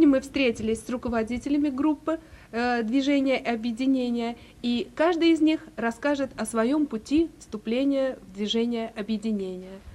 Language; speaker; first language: Russian; native; Russian